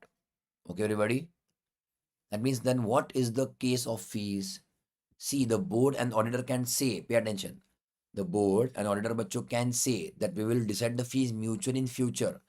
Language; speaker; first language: English; non-native, local second language; Hindi